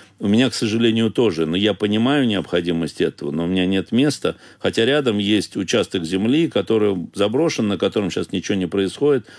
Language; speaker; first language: Russian; native; Russian